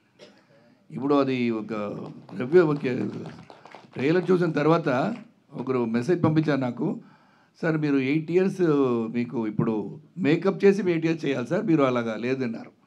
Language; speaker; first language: Telugu; non-native, learner; Tamil